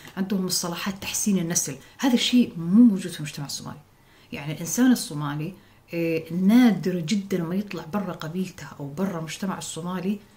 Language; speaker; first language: Arabic; non-native, local second language; Somali